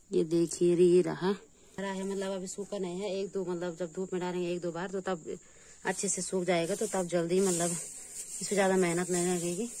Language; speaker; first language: Hindi; native; Hindi